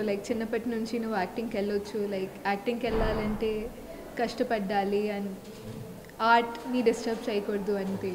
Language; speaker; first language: Telugu; non-native, fluent; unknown